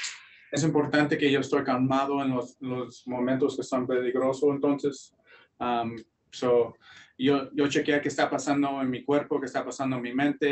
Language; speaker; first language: Spanish; early bilingual, heritage; Spanish